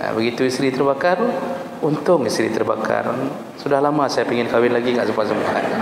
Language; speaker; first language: Malay; non-native, local second language; Achinese